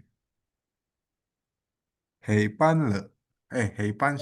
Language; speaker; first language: Chinese; non-native, learner; Indonesian